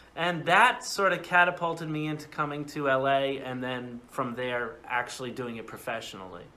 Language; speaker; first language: English; native; English